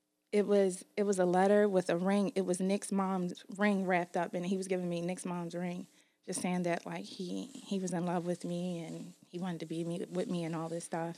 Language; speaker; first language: English; native; English